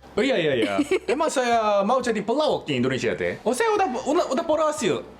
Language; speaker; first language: Indonesian; non-native, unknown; Korean